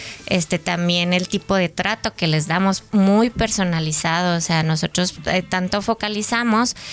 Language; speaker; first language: Spanish; native; Spanish